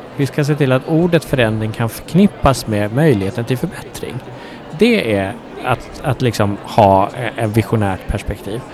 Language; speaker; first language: Swedish; early bilingual, other home language; Persian